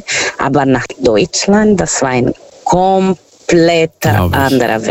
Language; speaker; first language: German; non-native, fluent; Portuguese